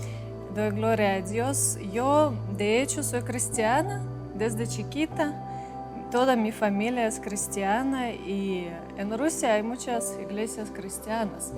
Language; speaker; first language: Spanish; non-native, fluent; Russian